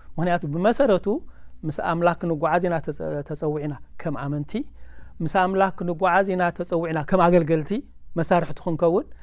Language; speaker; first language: Tigrinya; native; Tigrinya